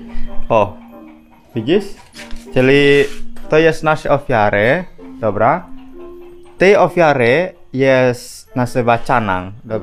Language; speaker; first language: Polish; non-native, learner; Balinese